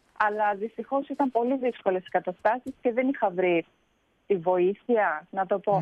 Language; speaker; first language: Greek; early bilingual, heritage; Greek